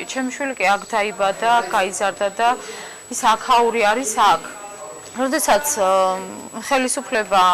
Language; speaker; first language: Georgian; non-native, local second language; Mingrelian